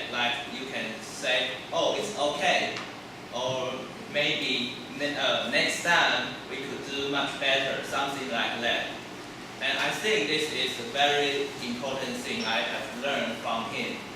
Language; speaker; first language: English; non-native, learner; Chinese